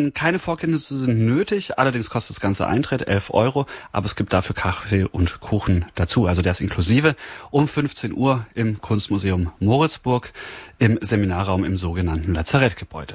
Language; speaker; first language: German; native; German